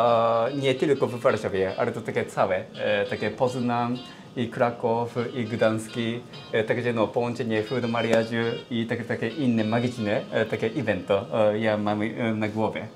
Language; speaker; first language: Polish; non-native, learner; Japanese